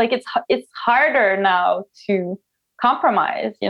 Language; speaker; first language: English; non-native, fluent; French